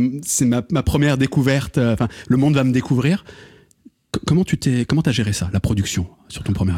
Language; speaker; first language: French; native; French